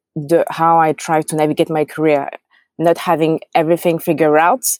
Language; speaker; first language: English; non-native, fluent; French